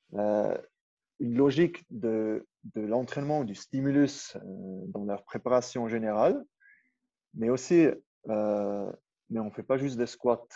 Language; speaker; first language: French; non-native, fluent; German